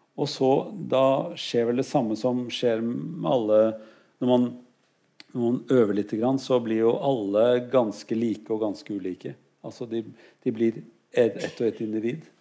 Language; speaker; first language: Norwegian; native; Norwegian